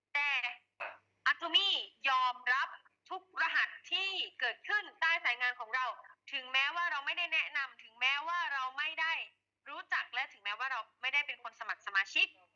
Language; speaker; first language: Thai; native; Thai